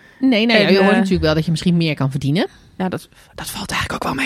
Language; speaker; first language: Dutch; native; Dutch